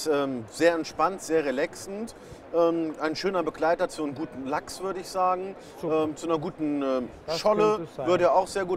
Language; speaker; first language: German; native; German